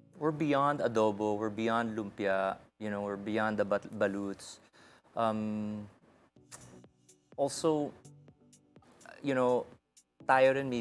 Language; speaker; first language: English; non-native, local second language; Hiligaynon